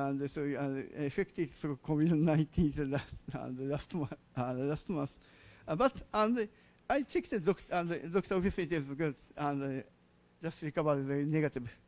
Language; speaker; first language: English; non-native, learner; Japanese